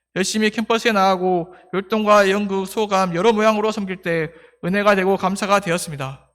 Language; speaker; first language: Korean; native; Korean